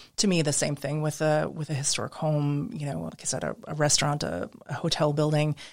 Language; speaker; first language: English; native; English